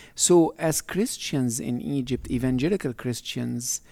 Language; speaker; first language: English; non-native, fluent; Arabic